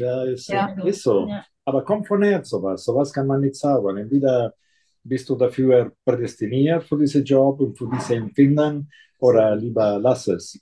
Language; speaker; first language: German; non-native, fluent; Italian